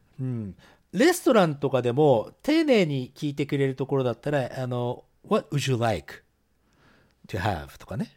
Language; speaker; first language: Japanese; native; Japanese